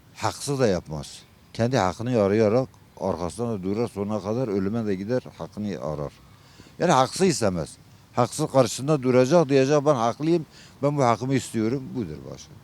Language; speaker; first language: Turkish; non-native, local second language; Kurdish